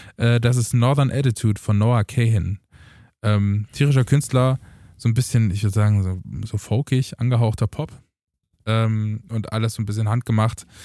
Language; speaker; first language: German; early bilingual, other home language; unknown